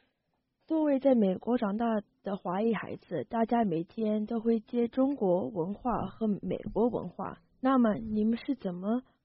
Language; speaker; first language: Chinese; early bilingual, heritage; Chinese